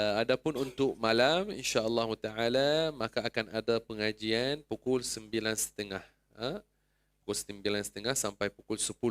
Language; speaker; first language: Malay; non-native, fluent; Arabic